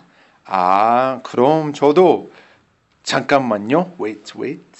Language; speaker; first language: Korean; non-native, learner; English